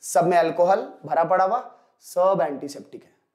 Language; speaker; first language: Hindi; native; Hindi